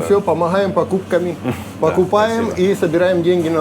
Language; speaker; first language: Russian; native; Russian